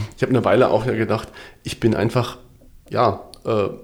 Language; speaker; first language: German; native; German